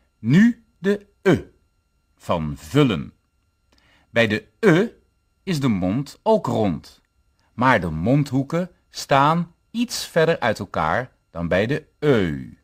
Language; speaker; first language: Dutch; native; Dutch